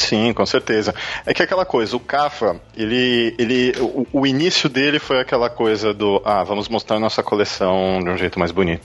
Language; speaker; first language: Portuguese; native; Portuguese